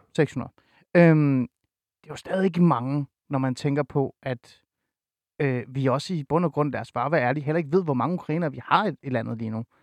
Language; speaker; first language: Danish; early bilingual, other home language; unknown